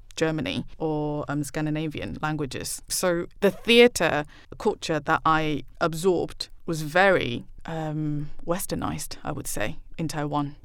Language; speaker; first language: English; non-native, fluent; Chinese